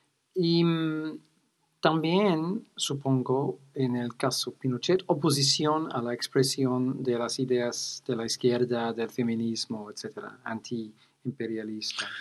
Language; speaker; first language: Spanish; non-native, fluent; English